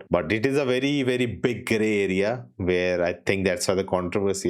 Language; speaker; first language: English; non-native, local second language; Hindi